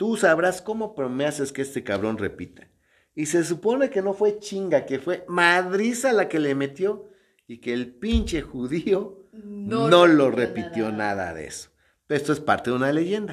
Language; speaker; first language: Spanish; native; Spanish